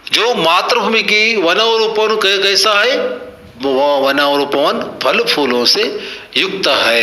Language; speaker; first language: Hindi; non-native, local second language; Kannada